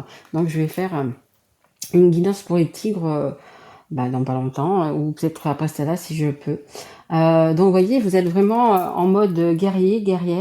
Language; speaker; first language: French; native; French